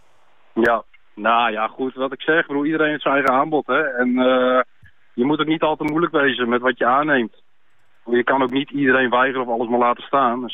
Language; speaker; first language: Dutch; native; Dutch